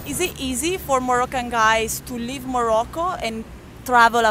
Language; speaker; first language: English; non-native, fluent; Spanish